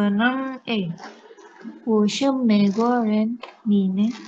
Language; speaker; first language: Chinese; non-native, learner; Indonesian